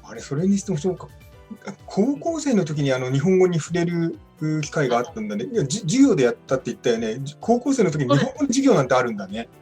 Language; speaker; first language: Japanese; native; Japanese